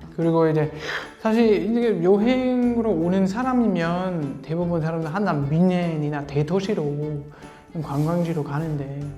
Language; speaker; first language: Korean; non-native, fluent; German